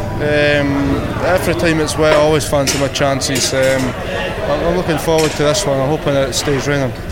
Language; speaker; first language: English; native; English